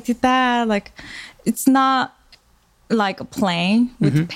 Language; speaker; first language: English; non-native, fluent; Korean